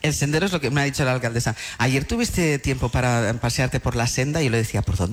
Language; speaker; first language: Spanish; native; Spanish